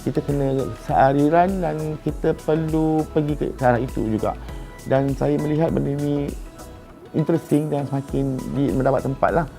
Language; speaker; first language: Malay; native; Malay